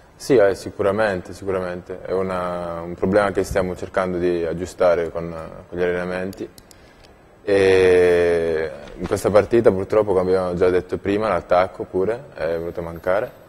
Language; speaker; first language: Italian; native; Italian